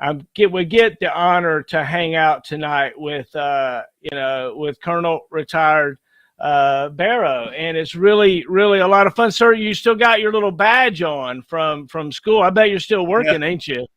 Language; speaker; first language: English; native; English